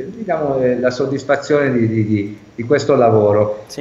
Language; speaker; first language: Italian; native; Italian